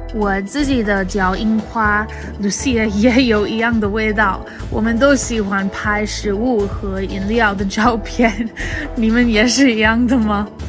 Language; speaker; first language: Chinese; non-native, fluent; English